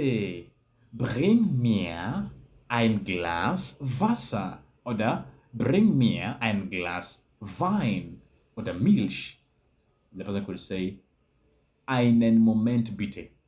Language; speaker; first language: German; non-native, learner; English